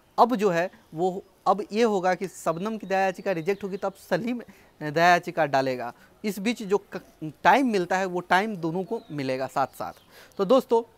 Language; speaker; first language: Hindi; native; Hindi